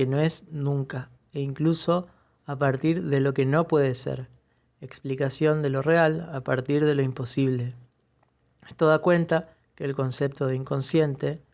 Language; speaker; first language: Spanish; native; Spanish